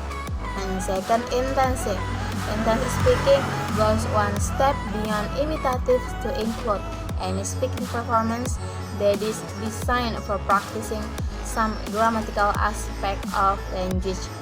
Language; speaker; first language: English; non-native, learner; Indonesian